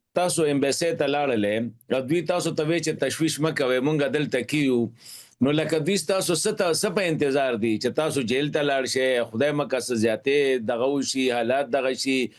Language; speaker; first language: Pashto; native; Pashto